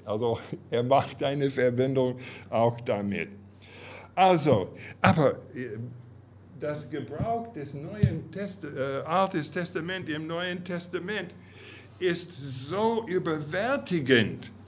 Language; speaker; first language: German; non-native, fluent; English